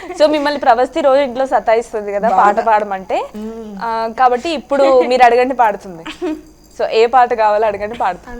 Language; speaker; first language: Telugu; native; Telugu